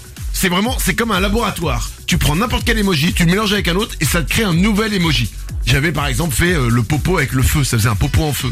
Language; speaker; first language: French; native; French